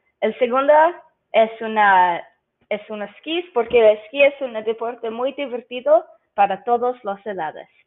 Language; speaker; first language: Spanish; non-native, learner; English